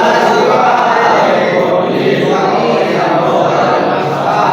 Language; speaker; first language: Japanese; non-native, learner; Indonesian